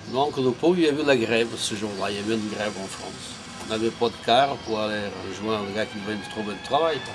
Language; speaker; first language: French; non-native, fluent; Portuguese